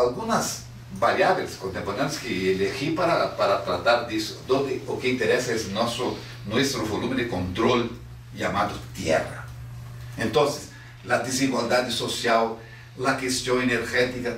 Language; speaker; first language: Spanish; non-native, fluent; Portuguese